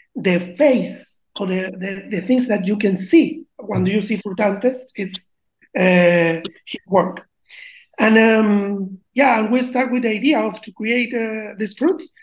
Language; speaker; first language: English; non-native, learner; Spanish